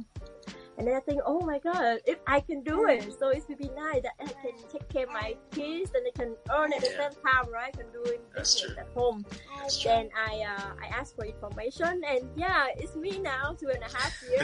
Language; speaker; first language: English; non-native, learner; Vietnamese